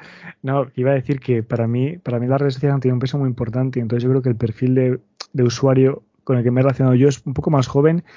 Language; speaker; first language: Spanish; native; Spanish